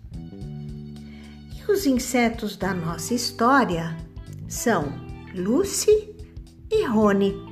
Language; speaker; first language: Portuguese; native; Portuguese